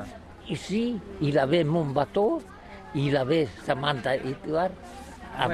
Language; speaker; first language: French; non-native, learner; Catalan